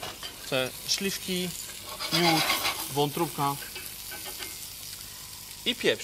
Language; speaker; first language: Polish; non-native, fluent; French